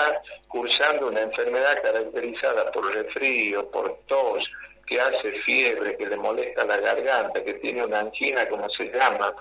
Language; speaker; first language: Spanish; native; Spanish